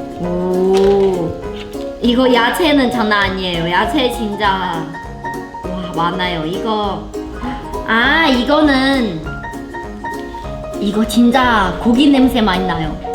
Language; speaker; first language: Korean; non-native, learner; Chinese